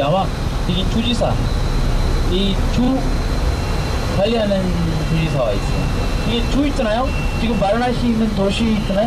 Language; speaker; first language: Korean; non-native, fluent; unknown